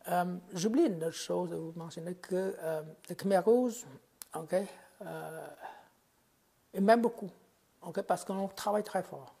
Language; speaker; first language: French; non-native, fluent; Khmer